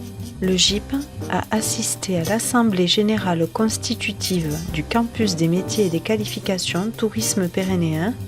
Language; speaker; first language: French; native; French